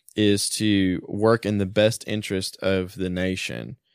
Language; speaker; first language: English; early bilingual, other home language; German